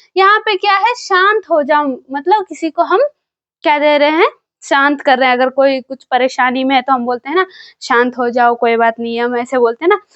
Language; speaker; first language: Hindi; non-native, local second language; Kannada